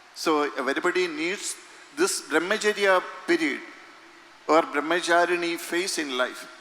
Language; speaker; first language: English; non-native, local second language; Malayalam